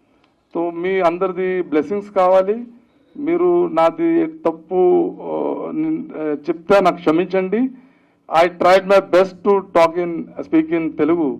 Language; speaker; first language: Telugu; early bilingual, heritage; Telugu